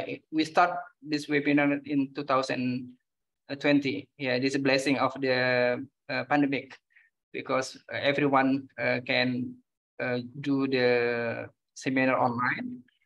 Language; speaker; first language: English; non-native, fluent; Indonesian